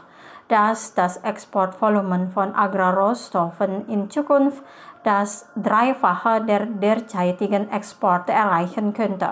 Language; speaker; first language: German; non-native, fluent; Indonesian